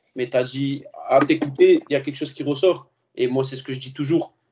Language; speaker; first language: French; native; French